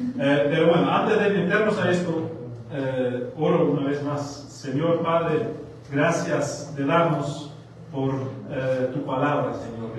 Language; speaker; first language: Spanish; non-native, fluent; German